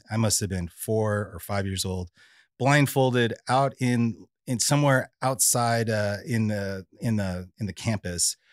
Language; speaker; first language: English; native; English